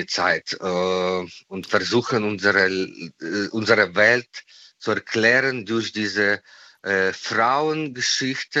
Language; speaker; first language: German; non-native, fluent; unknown